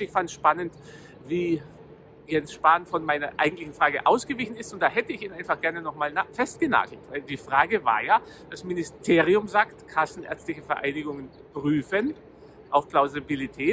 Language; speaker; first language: German; native; German